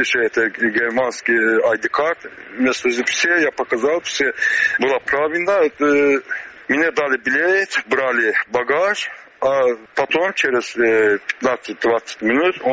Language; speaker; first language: Russian; non-native, learner; Azerbaijani